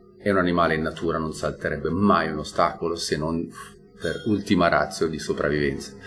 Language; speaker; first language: Italian; native; Italian